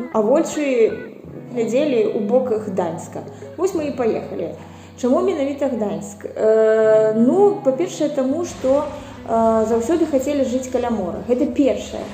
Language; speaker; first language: Belarusian; non-native, local second language; Russian